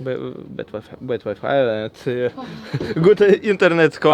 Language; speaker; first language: English; non-native, learner; Russian